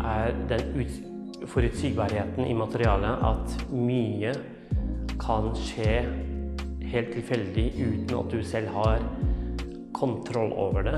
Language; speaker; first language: Norwegian; non-native, fluent; Kurdish